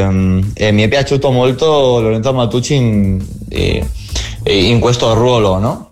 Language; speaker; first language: Italian; non-native, fluent; Spanish